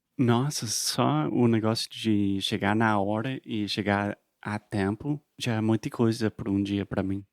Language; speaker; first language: Portuguese; non-native, fluent; English